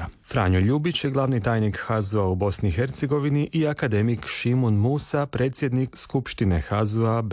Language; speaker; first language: Serbian; native; Serbian